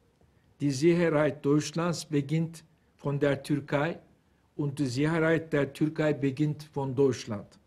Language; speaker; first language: German; non-native, fluent; Turkish